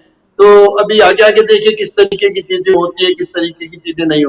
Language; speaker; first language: Hindi; native; Hindi